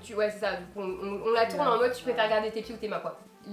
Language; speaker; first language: French; native; French